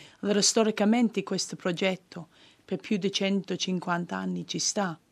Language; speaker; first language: Italian; non-native, fluent; English